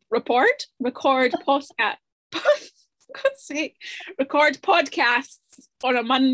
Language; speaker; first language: English; native; English